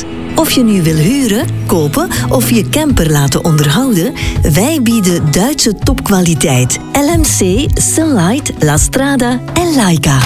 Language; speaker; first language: Dutch; native; Dutch